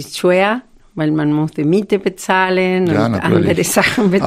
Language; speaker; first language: German; non-native, fluent; Spanish